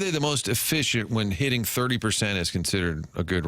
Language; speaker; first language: English; native; English